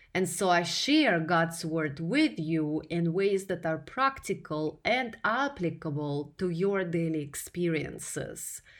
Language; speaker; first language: English; non-native, fluent; Russian